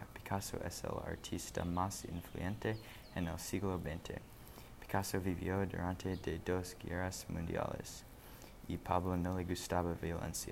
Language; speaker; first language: Spanish; non-native, learner; English